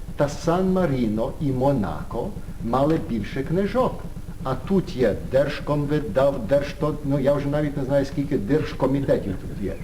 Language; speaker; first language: Ukrainian; early bilingual, heritage; Ukrainian